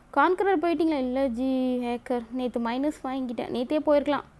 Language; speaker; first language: Tamil; early bilingual, heritage; Tamil